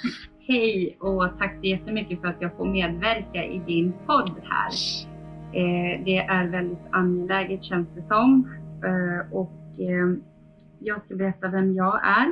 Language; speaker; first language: Swedish; early bilingual, other home language; Bosnian